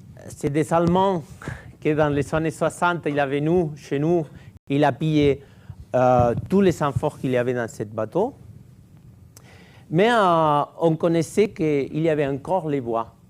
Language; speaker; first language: French; non-native, fluent; Catalan